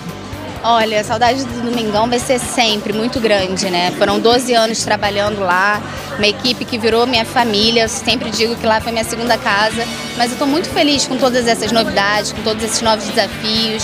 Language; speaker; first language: Portuguese; native; Portuguese